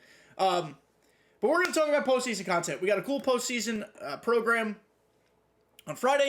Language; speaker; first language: English; native; English